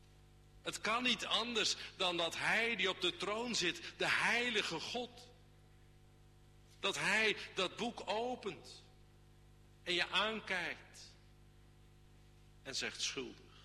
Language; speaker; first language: Dutch; native; Dutch